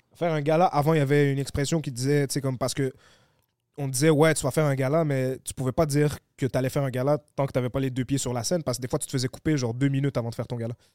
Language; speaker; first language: French; native; French